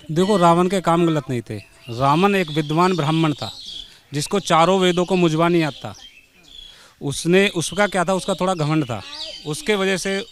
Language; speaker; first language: Hindi; native; Hindi